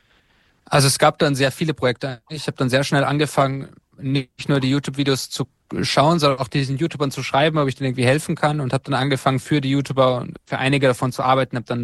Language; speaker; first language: German; native; German